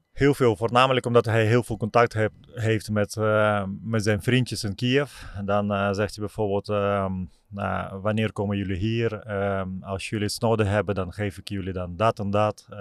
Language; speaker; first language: Dutch; non-native, fluent; Russian